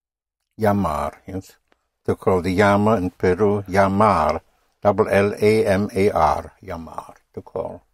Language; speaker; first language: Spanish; non-native, fluent; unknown